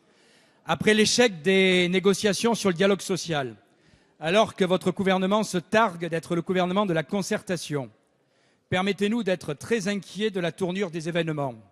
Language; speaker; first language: French; native; French